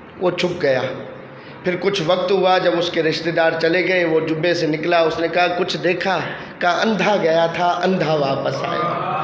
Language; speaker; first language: Urdu; non-native, local second language; Sindhi